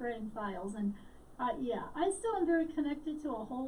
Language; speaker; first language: English; native; English